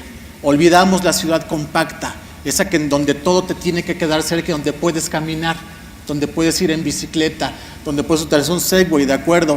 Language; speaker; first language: Spanish; native; Spanish